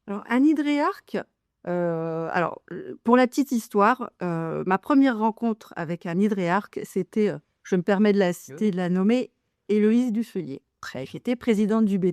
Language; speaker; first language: French; native; French